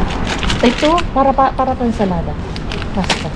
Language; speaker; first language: Spanish; non-native, learner; Filipino